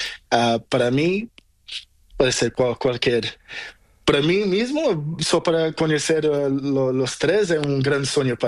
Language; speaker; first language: Spanish; non-native, learner; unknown